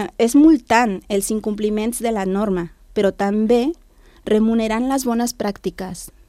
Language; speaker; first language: Catalan; non-native, learner; Spanish